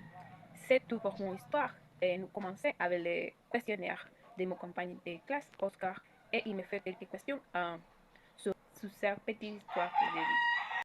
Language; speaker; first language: French; non-native, learner; Spanish